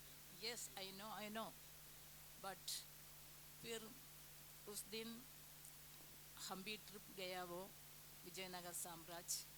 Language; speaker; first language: Hindi; non-native, local second language; Malayalam